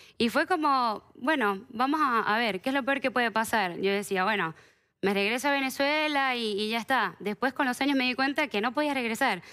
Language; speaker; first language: Spanish; native; Spanish